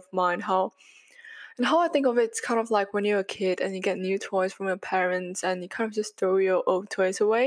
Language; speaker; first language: English; non-native, local second language; Chinese